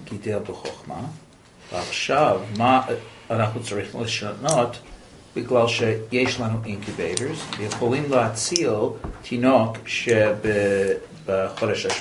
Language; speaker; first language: Hebrew; non-native, learner; English